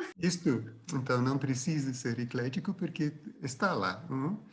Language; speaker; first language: Portuguese; non-native, fluent; Dutch